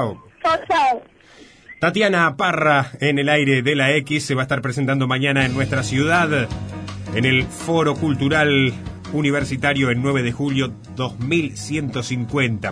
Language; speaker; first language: Spanish; native; Spanish